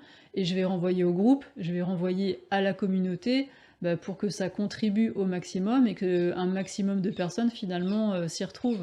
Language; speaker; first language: French; native; French